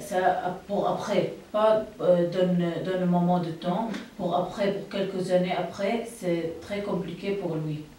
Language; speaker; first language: French; non-native, learner; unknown